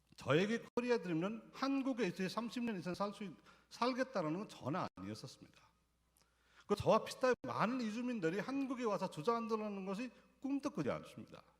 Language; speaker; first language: Korean; non-native, fluent; Nepali